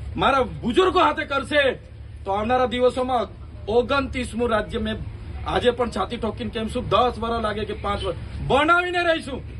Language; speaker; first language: Gujarati; non-native, local second language; Vasavi